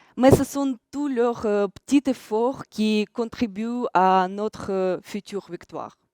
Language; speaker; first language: French; non-native, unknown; Russian